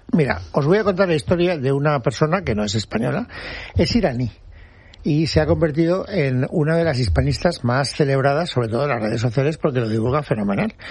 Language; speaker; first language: Spanish; native; Spanish